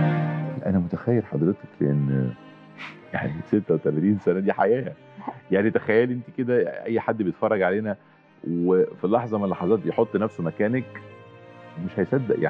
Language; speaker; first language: Arabic; native; Arabic